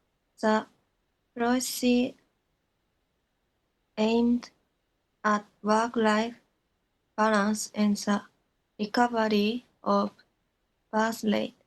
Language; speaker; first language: English; non-native, learner; Japanese